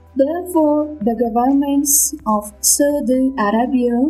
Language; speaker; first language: English; non-native, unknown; Persian